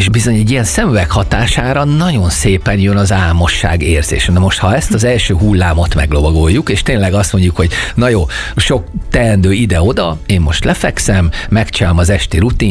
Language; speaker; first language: Hungarian; native; Hungarian